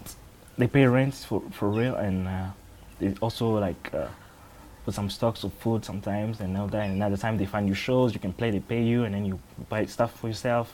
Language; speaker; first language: English; non-native, learner; French